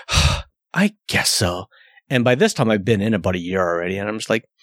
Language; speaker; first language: English; early bilingual, other home language; Slovenian